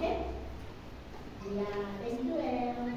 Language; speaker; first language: English; non-native, learner; Indonesian